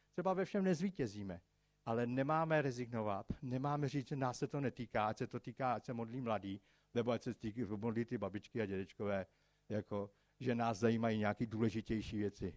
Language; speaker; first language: Czech; native; Czech